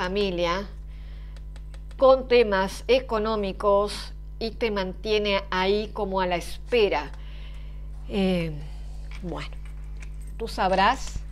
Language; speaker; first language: Spanish; native; Spanish